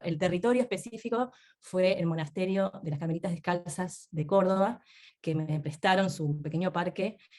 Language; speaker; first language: Spanish; native; Spanish